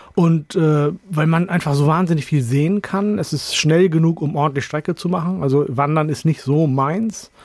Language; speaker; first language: German; early bilingual, other home language; Urdu